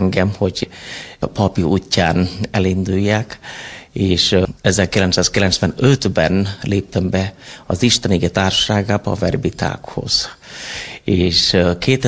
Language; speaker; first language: Hungarian; non-native, fluent; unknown